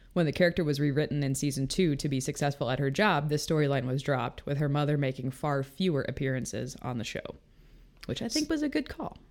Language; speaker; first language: English; native; English